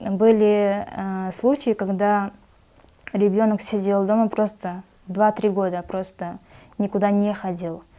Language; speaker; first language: Russian; non-native, local second language; Kyrgyz